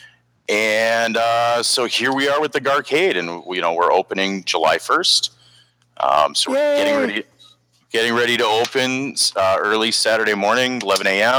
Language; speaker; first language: English; native; English